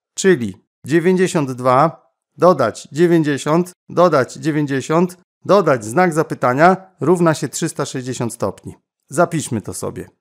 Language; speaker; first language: Polish; native; Polish